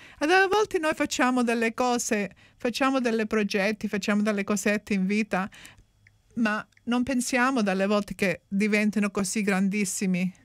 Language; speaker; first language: Italian; early bilingual, heritage; Italian